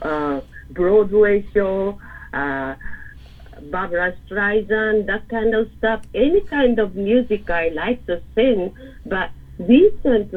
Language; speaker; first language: English; non-native, learner; Japanese